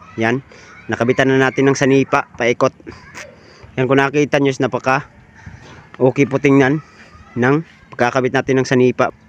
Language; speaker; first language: Filipino; non-native, local second language; Cebuano